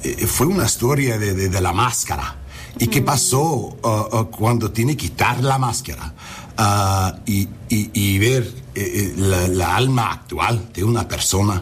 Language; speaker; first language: Spanish; early bilingual, heritage; English